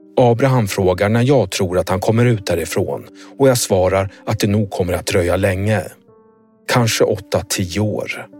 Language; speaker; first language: Swedish; native; Swedish